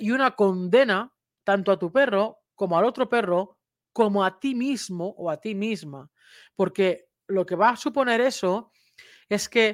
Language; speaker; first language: Spanish; native; Spanish